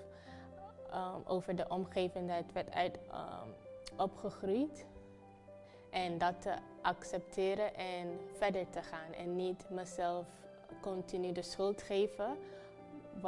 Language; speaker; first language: Dutch; non-native, fluent; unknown